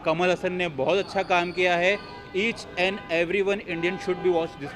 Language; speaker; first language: Hindi; native; Hindi